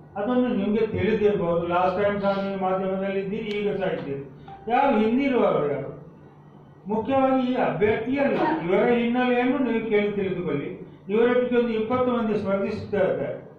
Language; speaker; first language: Kannada; non-native, local second language; Tulu